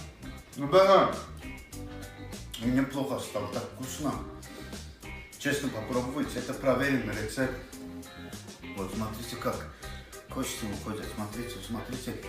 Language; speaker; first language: Russian; non-native, local second language; Azerbaijani